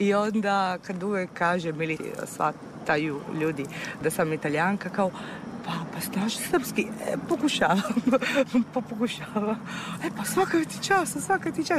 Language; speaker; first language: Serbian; non-native, fluent; Italian